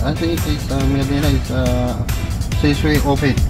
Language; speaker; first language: English; non-native, learner; Filipino